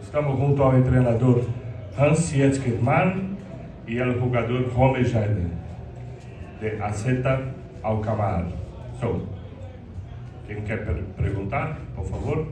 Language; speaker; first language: Spanish; non-native, fluent; Portuguese